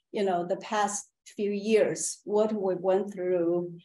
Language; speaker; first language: English; non-native, fluent; Chinese